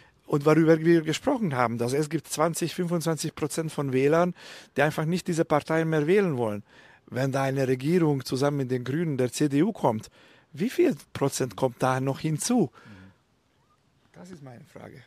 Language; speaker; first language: German; non-native, fluent; Hungarian